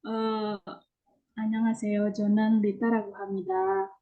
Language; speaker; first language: Korean; non-native, learner; Indonesian